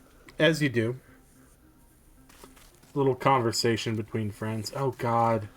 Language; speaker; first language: English; native; English